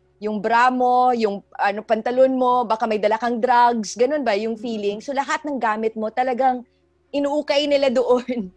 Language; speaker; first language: Filipino; non-native, local second language; Hiligaynon